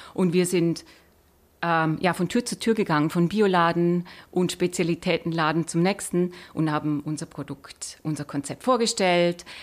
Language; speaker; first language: German; native; German